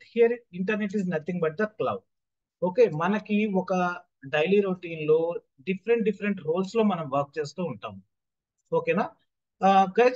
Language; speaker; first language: Telugu; native; Telugu